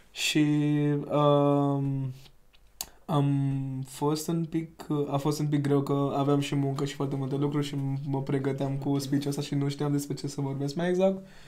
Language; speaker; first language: Romanian; non-native, fluent; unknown